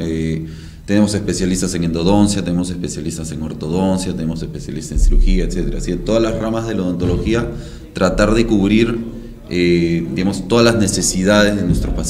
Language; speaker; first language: Spanish; native; Spanish